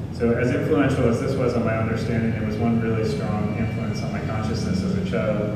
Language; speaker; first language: English; native; English